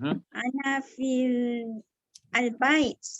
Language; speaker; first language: Arabic; non-native, learner; Malay